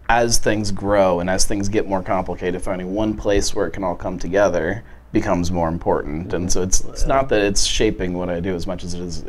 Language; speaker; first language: English; native; English